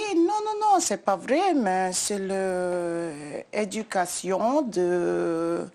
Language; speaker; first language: French; non-native, learner; English